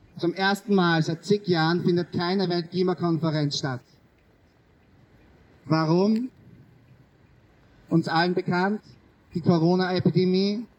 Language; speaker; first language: German; native; German